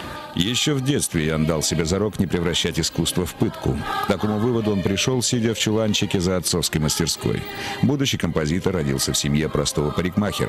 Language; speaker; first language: Russian; native; Russian